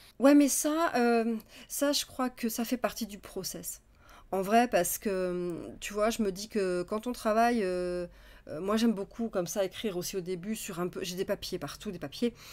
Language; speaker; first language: French; native; French